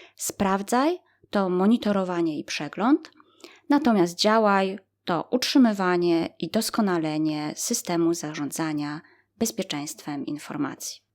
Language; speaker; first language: Polish; native; Polish